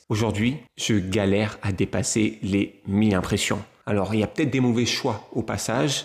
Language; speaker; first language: French; native; French